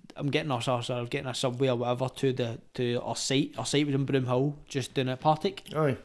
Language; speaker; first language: English; native; English